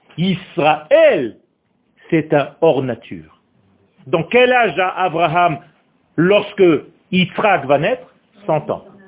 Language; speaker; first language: French; non-native, fluent; Hebrew